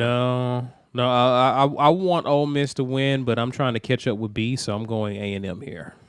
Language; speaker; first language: English; native; English